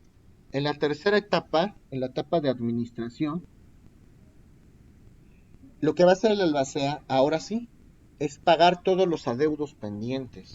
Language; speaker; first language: Spanish; native; Spanish